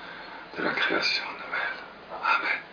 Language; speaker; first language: French; native; French